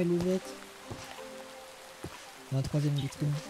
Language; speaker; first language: French; native; French